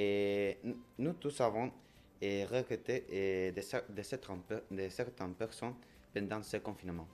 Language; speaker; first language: French; non-native, learner; Spanish